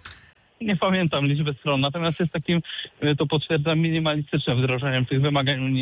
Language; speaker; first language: Polish; native; Polish